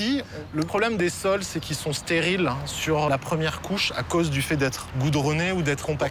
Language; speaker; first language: French; native; French